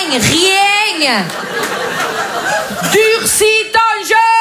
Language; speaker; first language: French; native; French